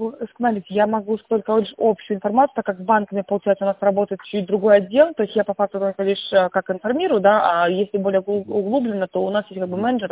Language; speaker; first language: Russian; native; Russian